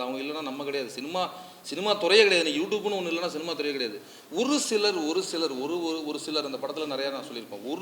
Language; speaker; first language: Tamil; native; Tamil